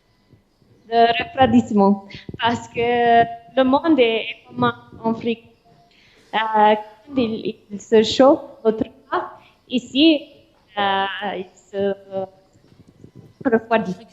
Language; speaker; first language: French; non-native, learner; English